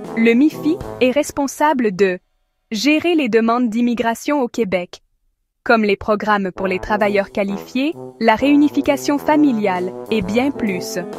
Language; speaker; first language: French; native; French